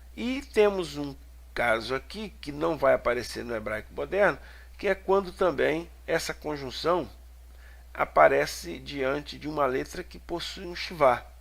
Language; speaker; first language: Portuguese; native; Portuguese